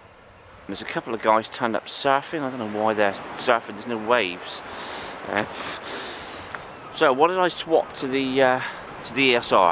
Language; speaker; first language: English; native; English